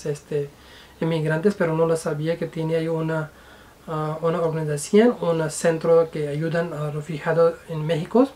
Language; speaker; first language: Spanish; non-native, fluent; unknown